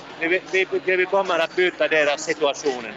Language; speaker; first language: Swedish; non-native, local second language; Finnish